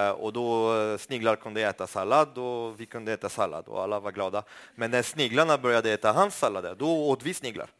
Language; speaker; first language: Swedish; non-native, fluent; French